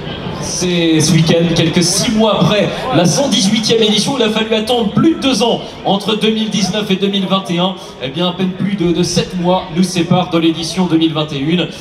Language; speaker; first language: French; native; French